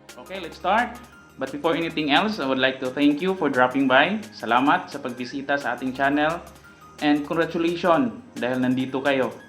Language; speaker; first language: Filipino; non-native, local second language; Cebuano